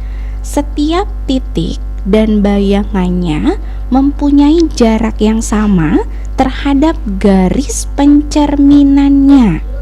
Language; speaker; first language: Indonesian; native; Indonesian